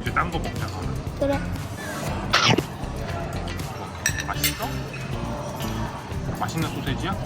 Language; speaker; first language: Korean; native; Korean